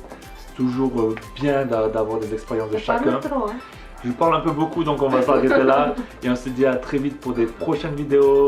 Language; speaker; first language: French; native; French